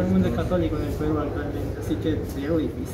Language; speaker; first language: Spanish; native; Spanish